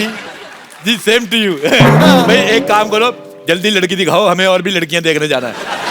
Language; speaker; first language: Hindi; native; Hindi